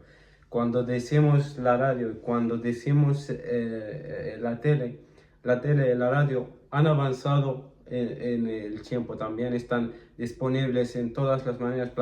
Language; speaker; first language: Spanish; non-native, fluent; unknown